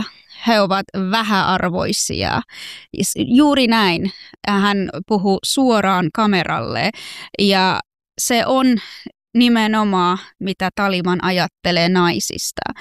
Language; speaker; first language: Finnish; non-native, fluent; Persian